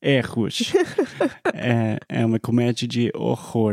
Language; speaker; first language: Portuguese; non-native, fluent; English